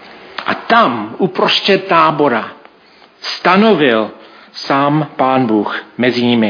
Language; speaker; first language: Czech; non-native, fluent; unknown